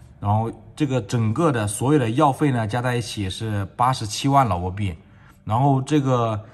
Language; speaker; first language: Chinese; native; Chinese